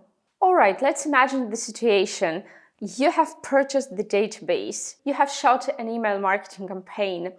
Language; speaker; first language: English; non-native, fluent; Russian